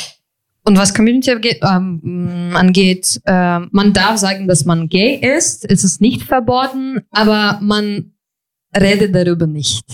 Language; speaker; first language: German; non-native, fluent; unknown